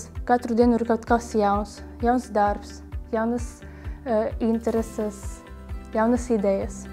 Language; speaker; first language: Latvian; non-native, local second language; Russian